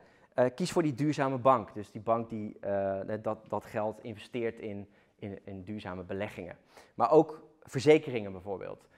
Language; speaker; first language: Dutch; native; Dutch